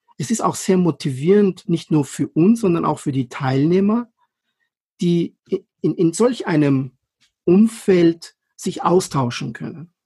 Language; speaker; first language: German; non-native, fluent; Persian